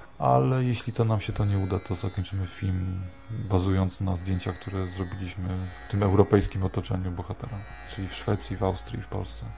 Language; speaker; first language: Polish; native; Polish